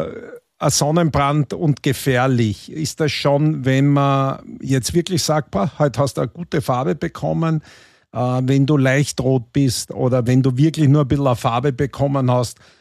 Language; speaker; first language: German; native; German